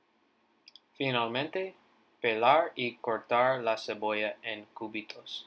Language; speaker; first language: Spanish; non-native, learner; English